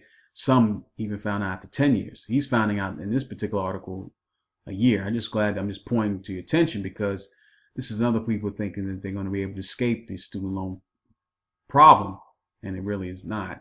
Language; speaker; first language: English; native; English